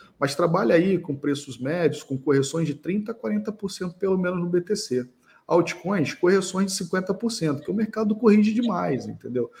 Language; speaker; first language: Portuguese; native; Portuguese